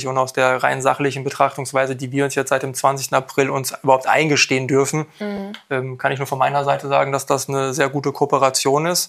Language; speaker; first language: German; native; German